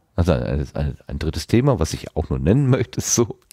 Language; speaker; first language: German; native; German